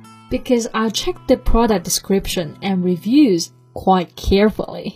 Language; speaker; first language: English; non-native, fluent; Chinese